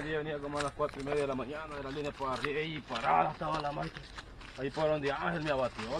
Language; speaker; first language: Spanish; native; Spanish